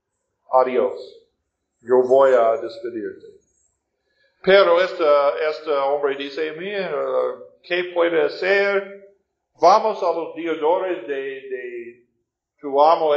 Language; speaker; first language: Spanish; non-native, fluent; English